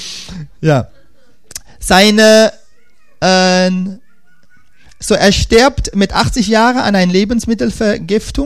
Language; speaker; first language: German; non-native, fluent; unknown